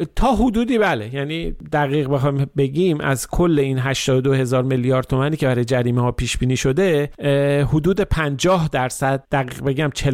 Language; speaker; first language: Persian; native; Persian